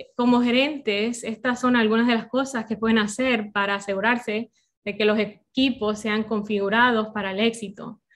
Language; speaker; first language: Spanish; non-native, fluent; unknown